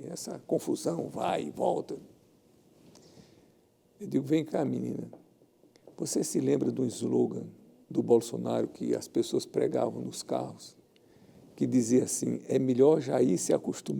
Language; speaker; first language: Portuguese; native; Portuguese